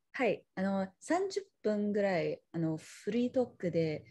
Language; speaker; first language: Japanese; non-native, learner; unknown